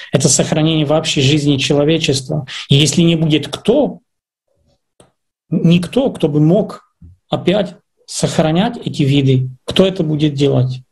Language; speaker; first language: Russian; non-native, fluent; Czech